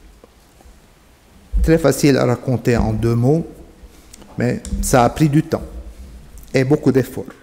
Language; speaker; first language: French; non-native, fluent; Arabic